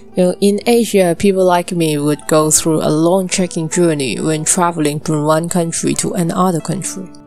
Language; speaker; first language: English; non-native, local second language; Cantonese